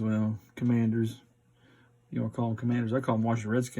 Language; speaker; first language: English; native; English